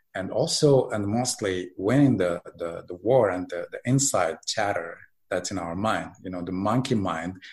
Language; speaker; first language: English; non-native, fluent; Arabic